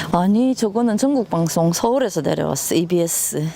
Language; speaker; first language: Korean; native; Korean